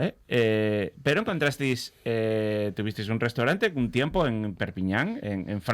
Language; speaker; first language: Spanish; native; Spanish